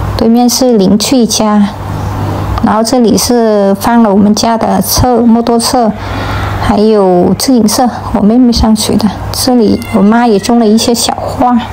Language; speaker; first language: Chinese; non-native, fluent; Vietnamese